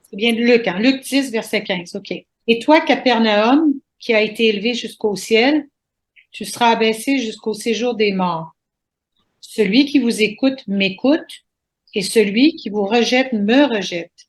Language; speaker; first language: French; native; French